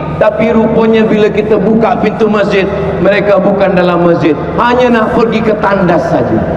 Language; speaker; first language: Malay; native; Malay